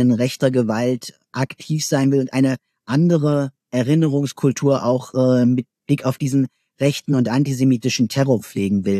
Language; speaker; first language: German; native; German